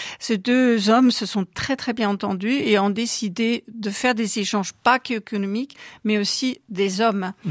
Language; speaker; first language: French; non-native, fluent; German